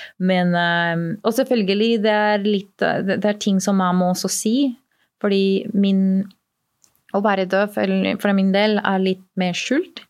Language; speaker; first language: Norwegian; non-native, fluent; Spanish